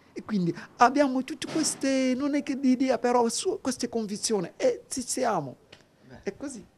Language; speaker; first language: Italian; non-native, fluent; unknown